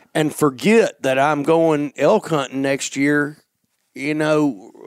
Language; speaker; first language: English; native; English